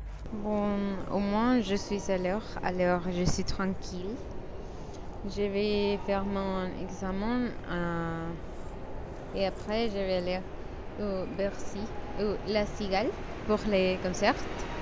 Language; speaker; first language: French; non-native, learner; Spanish